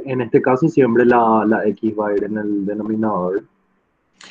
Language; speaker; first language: Spanish; native; Spanish